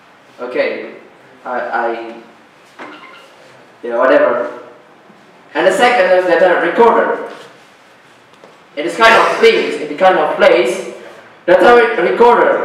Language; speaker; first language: English; non-native, learner; Indonesian